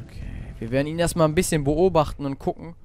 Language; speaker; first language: German; native; German